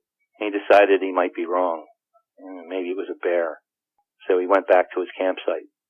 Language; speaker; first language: English; native; English